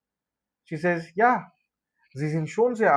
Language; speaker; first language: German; non-native, fluent; Malayalam